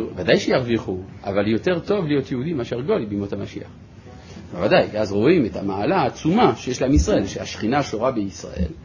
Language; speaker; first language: Hebrew; non-native, fluent; French